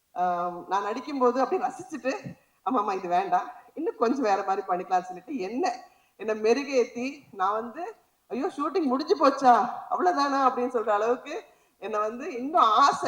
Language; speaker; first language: Tamil; native; Tamil